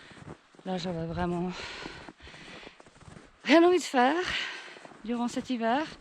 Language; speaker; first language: French; native; French